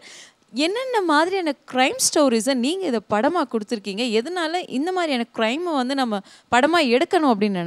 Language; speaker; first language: Tamil; native; Tamil